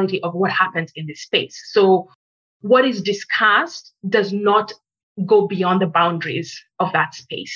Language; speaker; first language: English; native; English